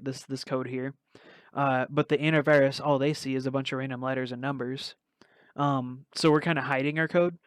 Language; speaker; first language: English; native; English